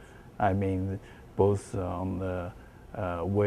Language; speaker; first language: English; non-native, learner; Chinese